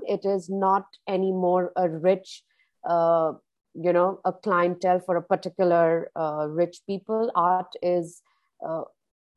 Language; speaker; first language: English; non-native, local second language; Hindi